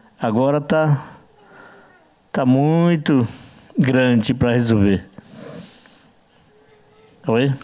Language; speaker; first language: Portuguese; non-native, learner; Yanomámi